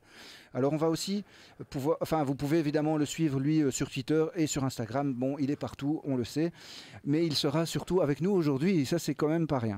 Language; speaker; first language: French; native; French